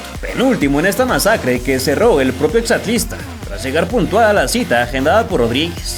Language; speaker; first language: Spanish; native; Spanish